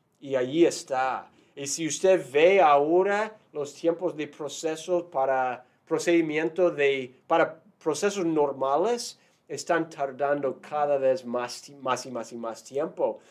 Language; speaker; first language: Spanish; non-native, fluent; English